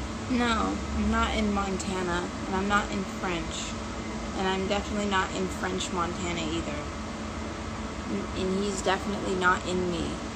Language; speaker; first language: English; native; English